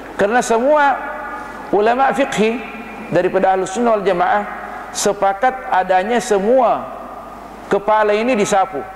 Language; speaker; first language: Malay; non-native, fluent; Arabic